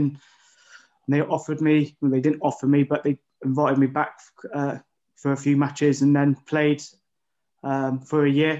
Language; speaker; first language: English; native; English